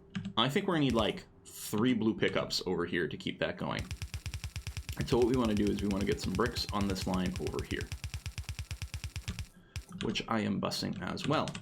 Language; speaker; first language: English; native; English